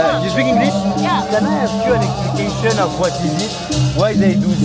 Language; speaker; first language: English; non-native, learner; French